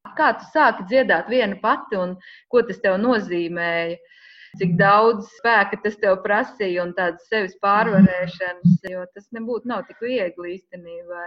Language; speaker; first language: Latvian; native; Latvian